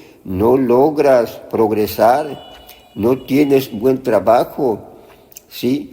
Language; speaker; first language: Spanish; native; Spanish